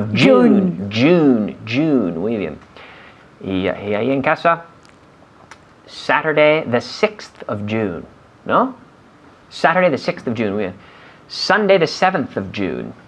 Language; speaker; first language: English; non-native, fluent; Spanish